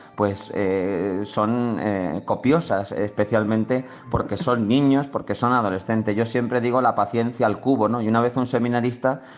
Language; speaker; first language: Spanish; native; Spanish